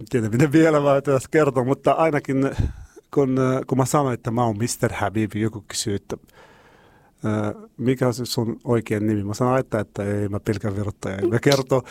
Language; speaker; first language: Finnish; non-native, learner; Arabic